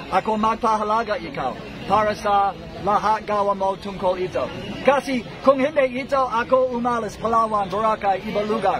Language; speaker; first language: Filipino; non-native, learner; English